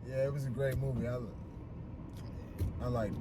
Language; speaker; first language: English; native; English